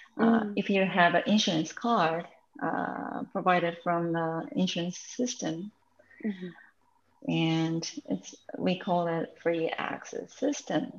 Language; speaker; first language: English; non-native, fluent; Japanese